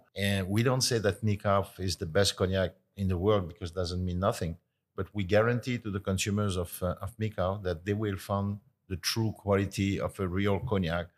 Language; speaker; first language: English; non-native, fluent; French